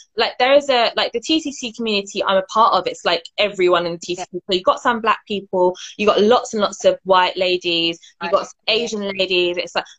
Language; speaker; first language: English; native; English